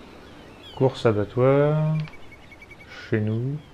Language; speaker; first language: French; native; French